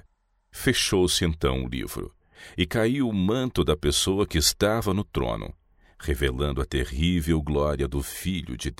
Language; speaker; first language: Portuguese; native; Portuguese